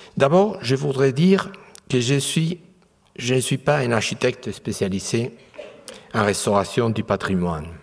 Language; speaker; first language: French; non-native, fluent; Spanish